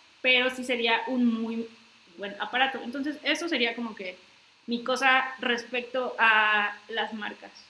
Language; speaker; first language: Spanish; native; Spanish